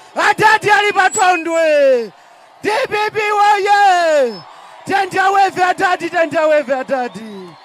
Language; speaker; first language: Nyanja; native; Nyanja